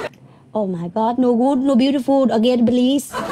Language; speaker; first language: English; non-native, learner; Vietnamese